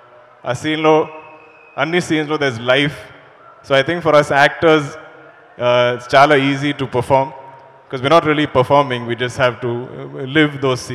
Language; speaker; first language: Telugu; non-native, learner; Malayalam